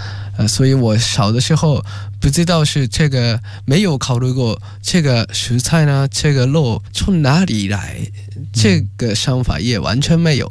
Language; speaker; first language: Chinese; non-native, fluent; Japanese